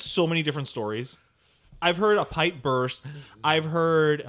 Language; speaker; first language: English; native; English